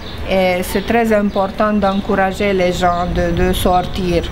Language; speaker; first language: French; non-native, fluent; Romanian